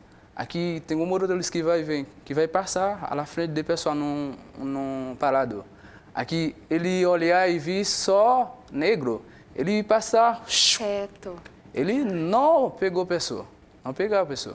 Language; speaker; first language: Portuguese; non-native, learner; Haitian Creole